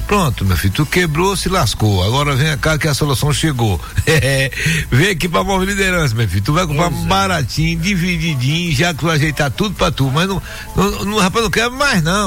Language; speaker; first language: Portuguese; native; Portuguese